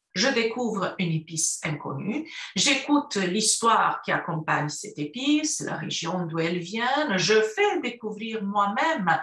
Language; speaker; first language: French; non-native, fluent; Romanian